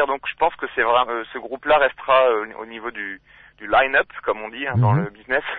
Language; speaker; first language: French; native; French